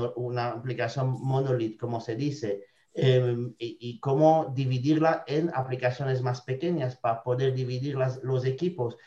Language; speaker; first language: Spanish; non-native, fluent; French